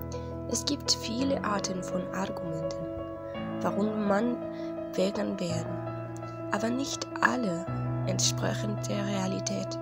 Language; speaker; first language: German; non-native, learner; Spanish